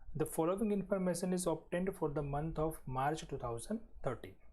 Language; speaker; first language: English; non-native, local second language; Gujarati